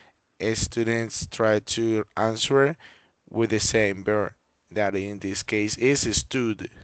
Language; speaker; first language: English; non-native, fluent; Spanish